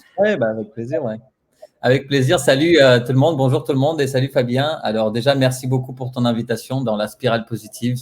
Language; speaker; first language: French; non-native, fluent; Bulgarian